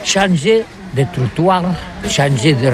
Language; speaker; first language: French; non-native, learner; Catalan